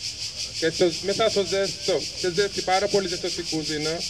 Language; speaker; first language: Greek; non-native, fluent; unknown